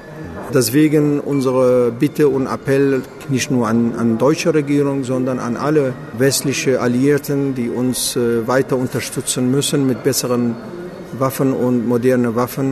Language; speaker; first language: German; non-native, fluent; Kurdish